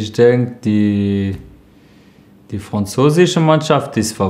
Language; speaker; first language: German; non-native, learner; French